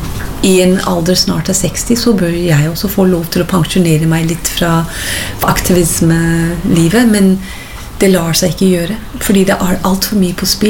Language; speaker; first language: Norwegian; non-native, fluent; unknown